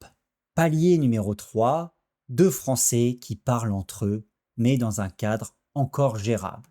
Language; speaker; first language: French; native; French